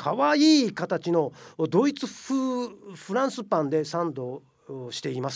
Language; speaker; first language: Japanese; native; Japanese